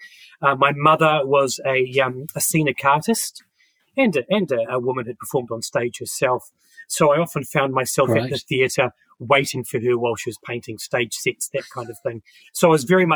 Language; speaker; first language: English; native; English